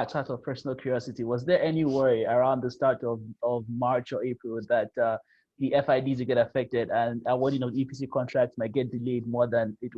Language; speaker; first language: English; non-native, local second language; Yoruba